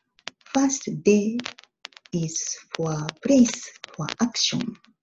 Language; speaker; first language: English; non-native, learner; Japanese